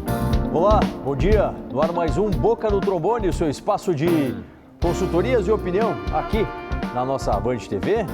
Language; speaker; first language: Portuguese; native; Portuguese